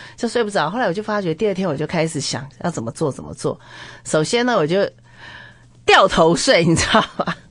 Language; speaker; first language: Chinese; native; Chinese